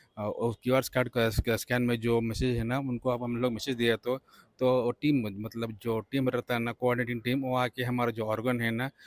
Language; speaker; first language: Hindi; non-native, local second language; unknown